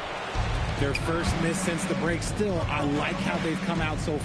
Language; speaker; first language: English; native; English